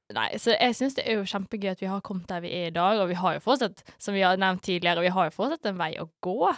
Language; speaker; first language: Norwegian; early bilingual, other home language; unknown